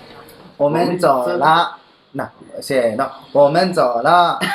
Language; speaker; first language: Chinese; non-native, fluent; Japanese